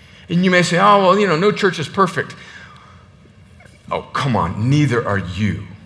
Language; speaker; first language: English; native; English